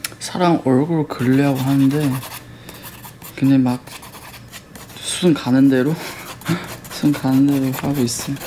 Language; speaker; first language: Korean; non-native, fluent; Chinese